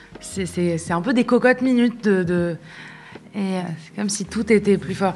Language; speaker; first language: French; non-native, local second language; Arabic